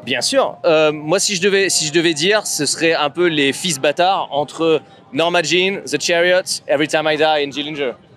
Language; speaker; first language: French; native; French